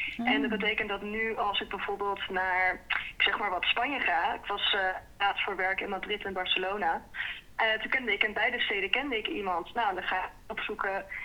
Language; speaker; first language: Dutch; early bilingual, heritage; Dutch